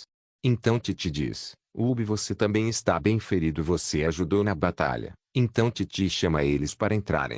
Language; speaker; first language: Portuguese; native; Portuguese